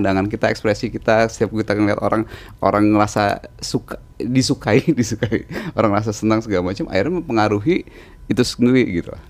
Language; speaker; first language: Indonesian; native; Indonesian